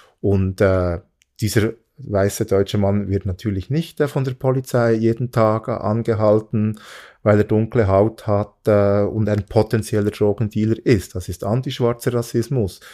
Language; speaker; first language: German; early bilingual, other home language; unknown